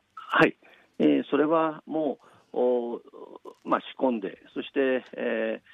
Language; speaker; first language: Japanese; native; Japanese